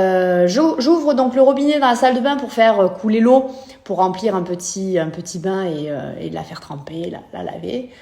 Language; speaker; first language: French; native; French